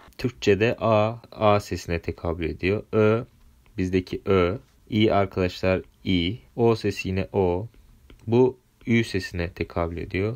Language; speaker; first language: Turkish; native; Turkish